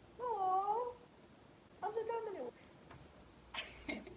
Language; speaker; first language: English; native; English